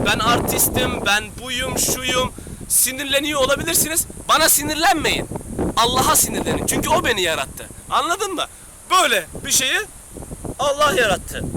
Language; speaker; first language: Turkish; native; Turkish